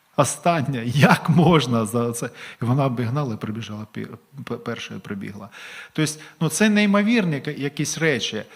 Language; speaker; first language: Ukrainian; non-native, local second language; Russian